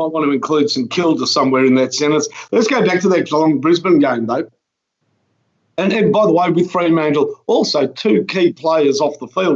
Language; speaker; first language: English; native; English